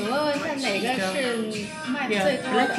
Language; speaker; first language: Chinese; non-native, fluent; Vietnamese